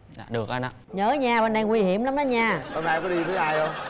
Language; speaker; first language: Vietnamese; native; Vietnamese